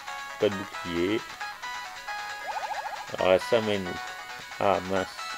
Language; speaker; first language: French; native; French